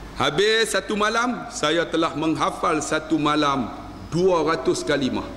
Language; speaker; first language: Malay; native; Malay